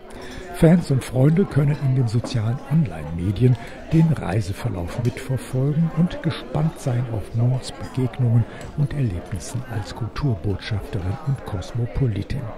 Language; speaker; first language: German; native; German